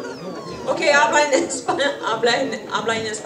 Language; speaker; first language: Spanish; non-native, learner; Romanian